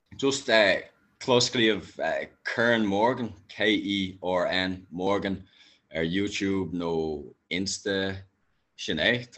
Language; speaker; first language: Irish; non-native, local second language; English